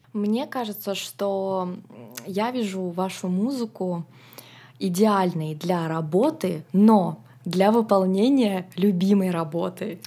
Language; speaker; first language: Russian; native; Russian